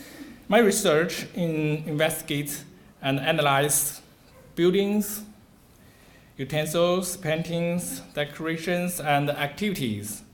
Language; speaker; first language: English; non-native, learner; Chinese